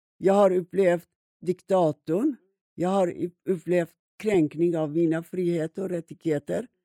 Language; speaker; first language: Swedish; non-native, fluent; Persian